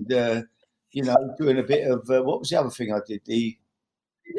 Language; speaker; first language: English; native; English